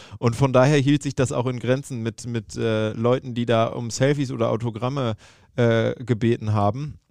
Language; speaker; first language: German; native; German